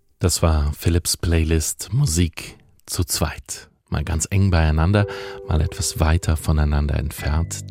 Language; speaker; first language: German; native; German